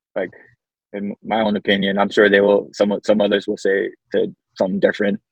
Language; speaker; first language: English; early bilingual, other home language; Samoan